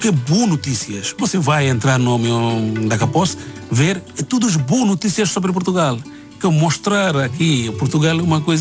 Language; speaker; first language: Portuguese; non-native, learner; Bangla